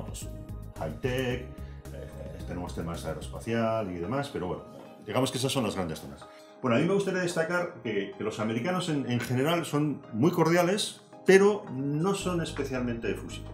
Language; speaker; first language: Spanish; native; Spanish